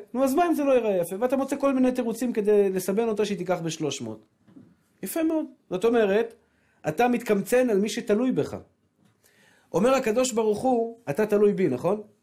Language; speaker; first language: Hebrew; native; Hebrew